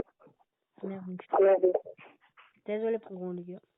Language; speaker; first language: French; native; French